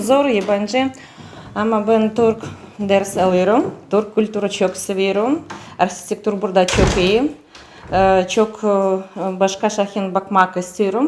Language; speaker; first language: Turkish; non-native, learner; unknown